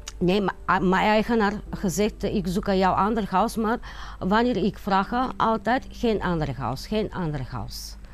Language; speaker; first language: Dutch; non-native, learner; Bulgarian